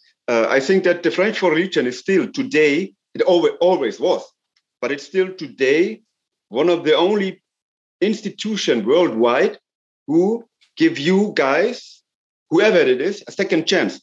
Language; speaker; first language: English; non-native, fluent; German